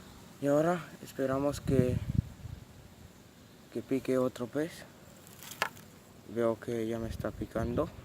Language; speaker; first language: Spanish; non-native, local second language; Catalan